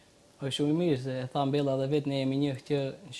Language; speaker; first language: Albanian; native; Albanian